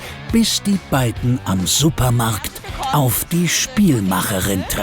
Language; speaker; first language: German; native; German